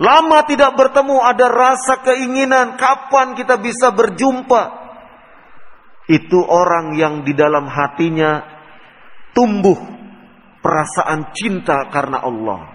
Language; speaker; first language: Indonesian; native; Indonesian